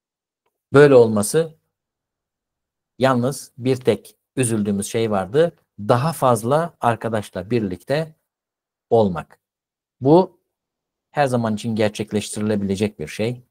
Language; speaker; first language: Turkish; native; Turkish